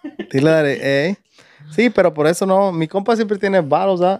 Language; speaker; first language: Spanish; early bilingual, heritage; Spanish